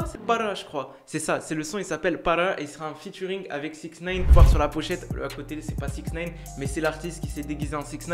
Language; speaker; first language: French; native; French